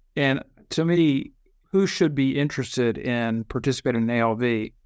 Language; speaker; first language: English; native; English